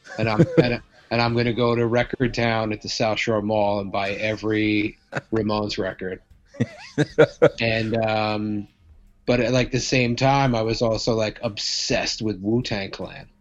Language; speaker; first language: English; native; English